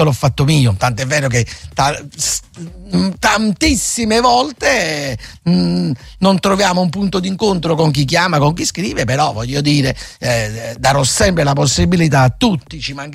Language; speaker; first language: Italian; native; Italian